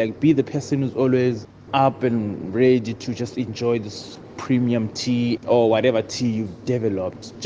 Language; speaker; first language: English; non-native, local second language; Xhosa